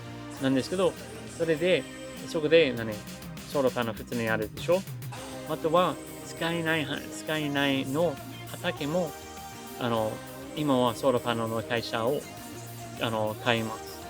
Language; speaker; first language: Japanese; non-native, learner; English